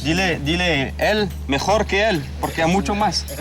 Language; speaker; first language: Spanish; non-native, learner; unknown